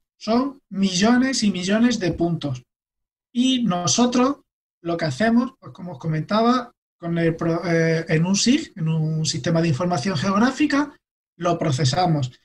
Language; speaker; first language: Spanish; native; Spanish